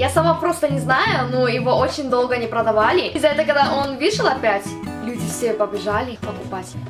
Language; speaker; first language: Russian; non-native, learner; Korean